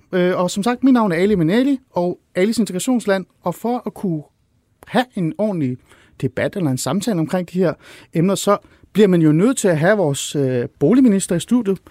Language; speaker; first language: Danish; early bilingual, other home language; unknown